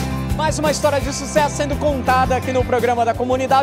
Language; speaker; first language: Portuguese; native; Portuguese